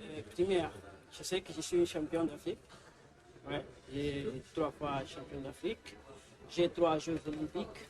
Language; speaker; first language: French; non-native, learner; Portuguese